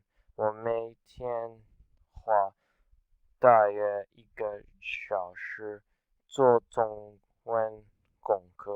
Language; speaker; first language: Chinese; non-native, learner; English